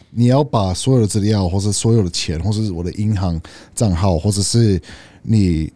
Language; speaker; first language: Chinese; non-native, fluent; English